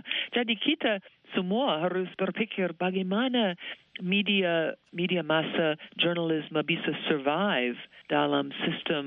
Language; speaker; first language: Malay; non-native, fluent; English